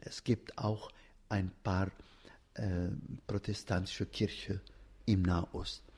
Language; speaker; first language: German; non-native, fluent; Arabic